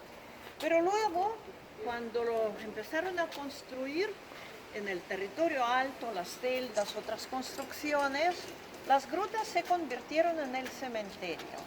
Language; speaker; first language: Spanish; non-native, fluent; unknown